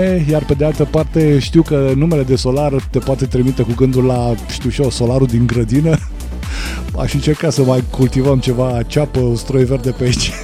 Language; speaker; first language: Romanian; native; Romanian